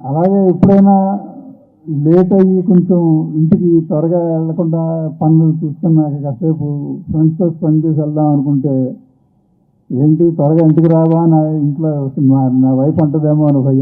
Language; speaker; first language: Telugu; native; Telugu